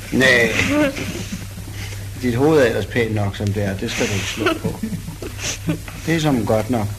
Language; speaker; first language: Danish; native; Danish